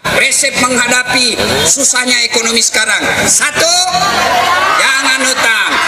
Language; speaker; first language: Indonesian; non-native, local second language; Buginese